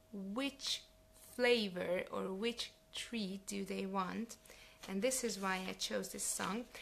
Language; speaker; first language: English; non-native, fluent; Hungarian